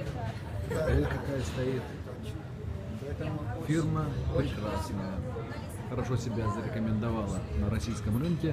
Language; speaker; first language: Russian; native; Russian